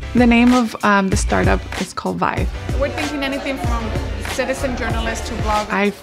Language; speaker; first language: English; early bilingual, other home language; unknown